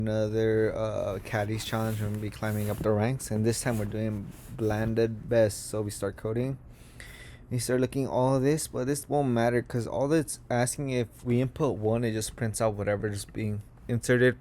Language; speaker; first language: English; native; English